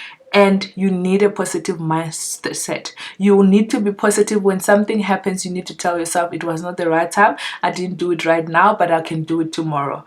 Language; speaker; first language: English; non-native, local second language; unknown